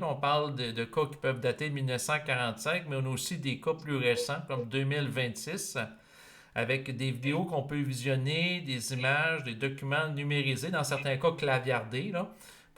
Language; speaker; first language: French; native; French